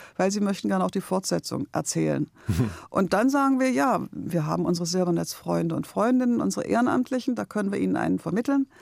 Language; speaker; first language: German; native; German